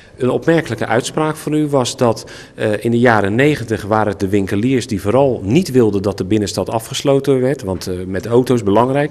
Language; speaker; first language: Dutch; native; Dutch